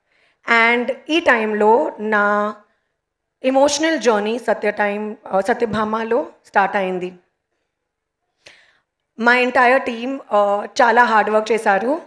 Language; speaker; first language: Telugu; non-native, local second language; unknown